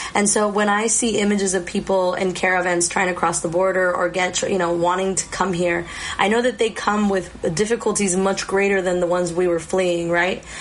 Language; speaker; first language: English; early bilingual, other home language; Spanish